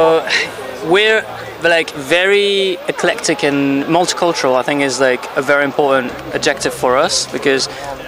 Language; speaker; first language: English; non-native, fluent; French